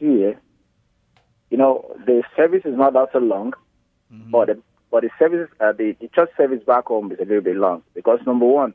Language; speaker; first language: English; non-native, local second language; Igbo